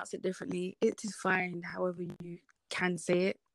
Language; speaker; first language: English; native; English